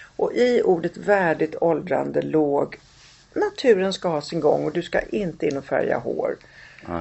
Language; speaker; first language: Swedish; early bilingual, other home language; Italian